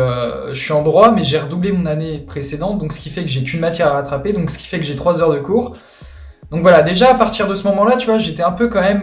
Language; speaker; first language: French; native; French